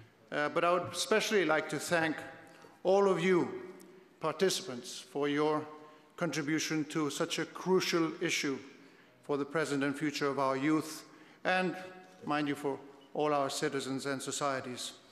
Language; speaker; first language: English; non-native, fluent; Spanish